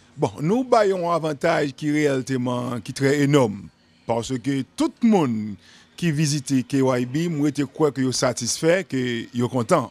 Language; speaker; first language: French; non-native, local second language; Haitian Creole